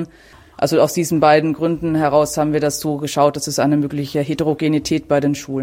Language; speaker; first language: German; native; German